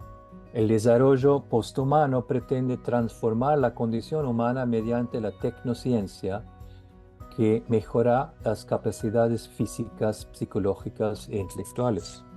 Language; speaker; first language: Spanish; non-native, fluent; Norwegian